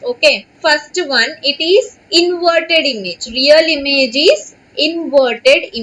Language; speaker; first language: English; non-native, local second language; Telugu